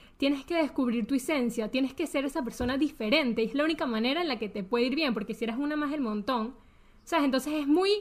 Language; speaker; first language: Spanish; early bilingual, heritage; Spanish